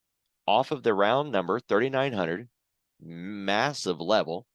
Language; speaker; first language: English; native; English